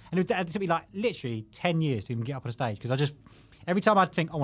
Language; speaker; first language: English; native; English